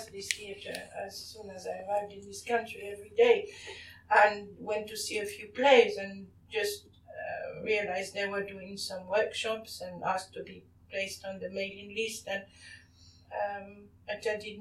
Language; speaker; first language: English; non-native, fluent; French